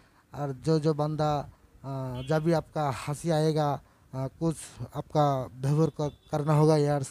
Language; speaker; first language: Hindi; non-native, learner; Bangla